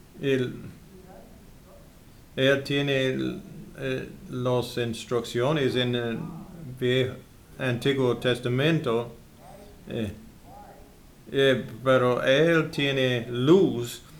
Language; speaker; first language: Spanish; non-native, learner; English